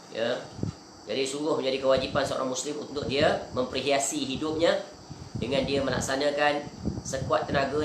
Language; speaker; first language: Malay; native; Malay